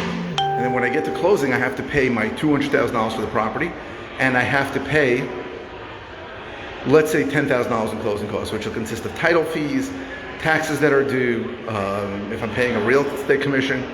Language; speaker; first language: English; native; English